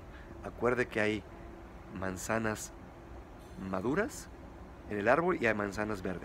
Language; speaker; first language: Spanish; native; Spanish